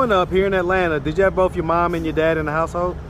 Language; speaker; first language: English; native; English